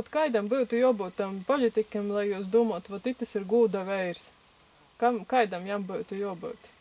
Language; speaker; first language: Latvian; native; Latvian